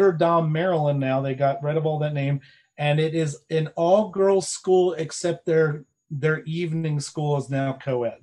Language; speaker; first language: English; native; English